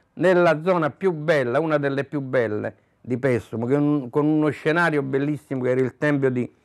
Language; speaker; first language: Italian; native; Italian